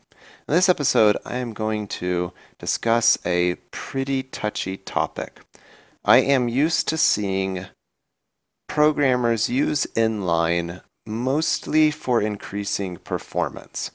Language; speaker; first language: English; native; English